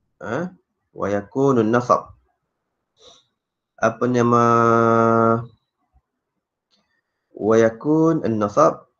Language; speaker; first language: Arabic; non-native, fluent; Malay